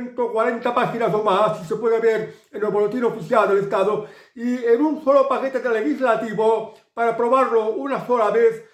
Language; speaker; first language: Spanish; native; Spanish